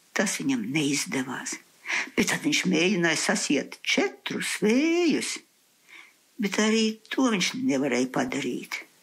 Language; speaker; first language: Latvian; early bilingual, heritage; Latvian